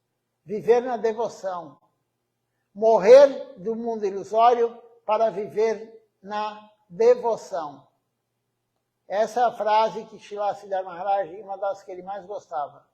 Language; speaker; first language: Portuguese; native; Portuguese